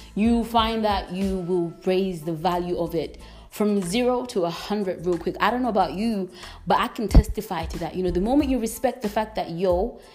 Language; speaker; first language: English; non-native, local second language; Nyanja